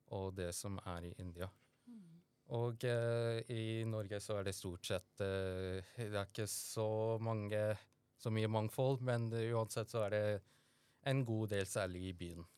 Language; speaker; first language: Norwegian; early bilingual, other home language; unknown